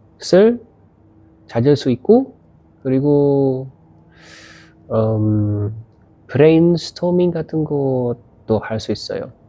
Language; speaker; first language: Korean; non-native, learner; Indonesian